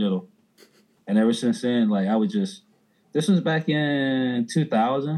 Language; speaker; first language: English; early bilingual, other home language; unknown